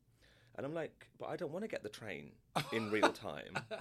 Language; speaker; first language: English; native; English